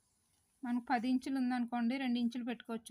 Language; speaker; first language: Telugu; native; Telugu